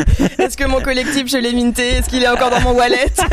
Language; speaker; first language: French; native; French